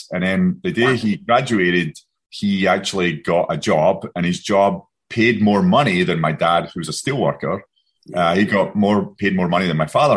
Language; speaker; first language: English; native; English